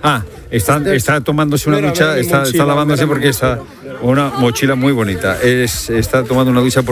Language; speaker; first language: Spanish; native; Spanish